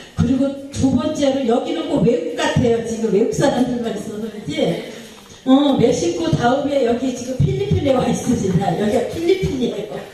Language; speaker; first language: Korean; native; Korean